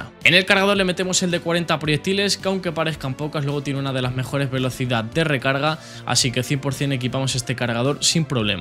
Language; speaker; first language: Spanish; native; Spanish